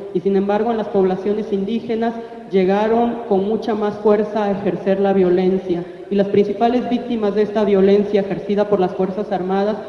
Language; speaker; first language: Spanish; non-native, local second language; Zapotec